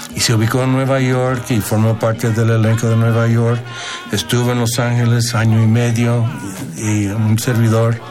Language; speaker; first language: Spanish; non-native, fluent; English